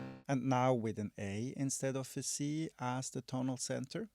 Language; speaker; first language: English; non-native, fluent; German